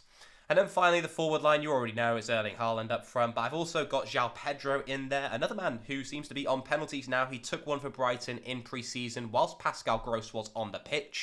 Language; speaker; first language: English; native; English